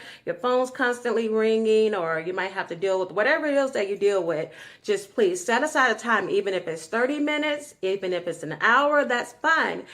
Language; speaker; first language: English; native; English